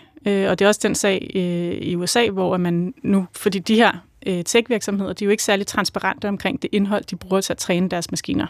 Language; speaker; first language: Danish; native; Danish